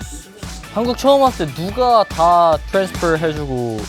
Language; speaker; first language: Korean; native; Korean